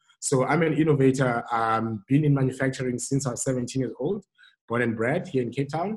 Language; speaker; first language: English; non-native, local second language; Xhosa